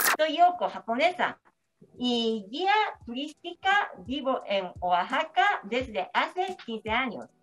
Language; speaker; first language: Spanish; non-native, learner; Japanese